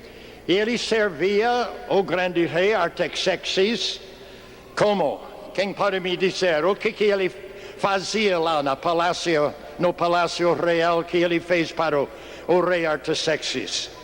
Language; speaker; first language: Portuguese; non-native, fluent; English